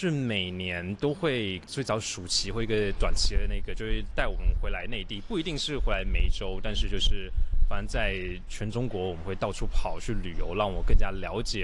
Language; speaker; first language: Chinese; native; Chinese